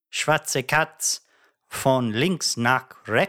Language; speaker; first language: German; non-native, learner; English